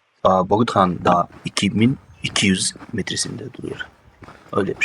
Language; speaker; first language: Turkish; non-native, fluent; Mongolian